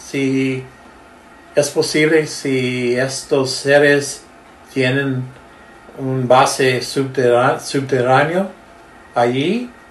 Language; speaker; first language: Spanish; early bilingual, heritage; Spanish